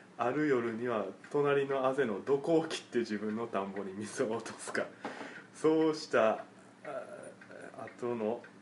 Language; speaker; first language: Japanese; native; Japanese